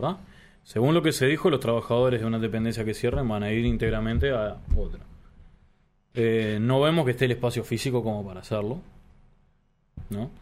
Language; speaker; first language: Spanish; native; Spanish